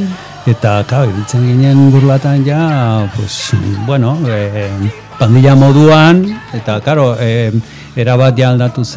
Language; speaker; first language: Basque; non-native, local second language; Spanish